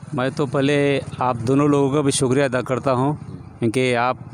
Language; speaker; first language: Hindi; non-native, local second language; Urdu